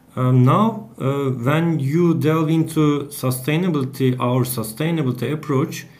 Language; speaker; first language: English; non-native, fluent; Turkish